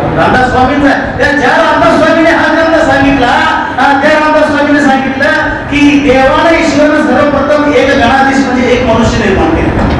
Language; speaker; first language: Marathi; non-native, local second language; Urdu